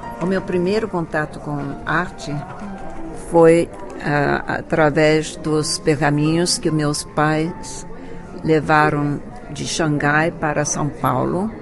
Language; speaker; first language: Portuguese; early bilingual, other home language; Chinese